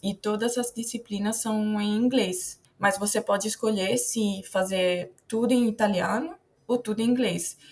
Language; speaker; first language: Portuguese; non-native, fluent; Italian